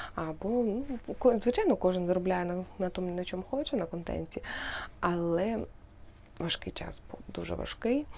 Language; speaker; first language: Ukrainian; non-native, local second language; Russian